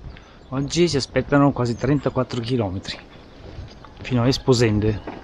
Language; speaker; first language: Italian; native; Italian